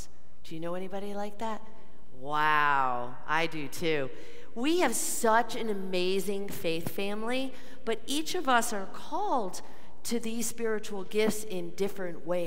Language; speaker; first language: English; native; English